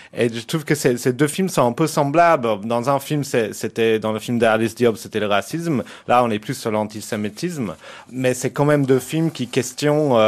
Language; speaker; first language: French; non-native, fluent; English